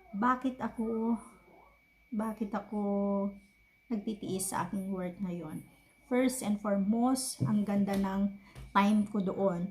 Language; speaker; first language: Filipino; native; Filipino